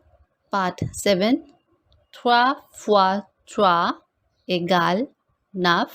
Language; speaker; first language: French; non-native, fluent; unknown